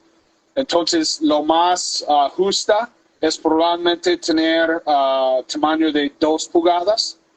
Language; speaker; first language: Spanish; non-native, fluent; English